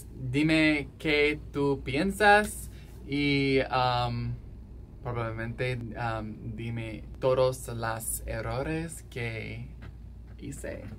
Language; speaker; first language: Spanish; non-native, learner; English